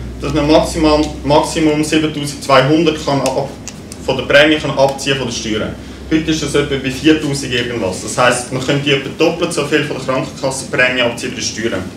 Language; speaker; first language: German; native; German